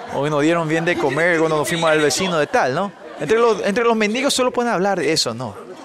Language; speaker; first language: Spanish; non-native, fluent; Korean